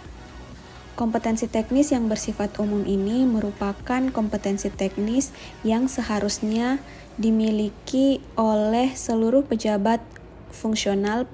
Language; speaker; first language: Indonesian; native; Indonesian